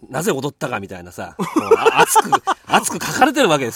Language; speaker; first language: Japanese; native; Japanese